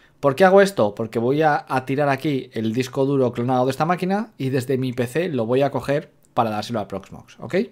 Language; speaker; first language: Spanish; native; Spanish